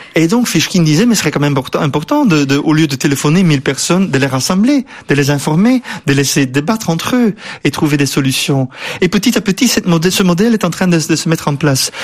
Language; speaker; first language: French; non-native, fluent; Dutch